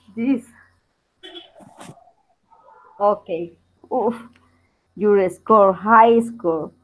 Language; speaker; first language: English; non-native, learner; Spanish